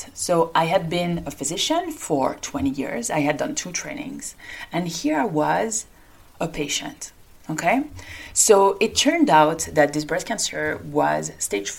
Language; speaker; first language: English; non-native, fluent; French